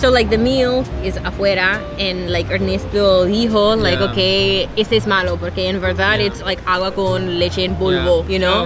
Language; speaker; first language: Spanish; non-native, learner; English